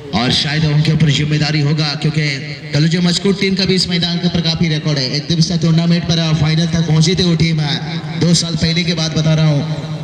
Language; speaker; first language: Hindi; non-native, local second language; Marathi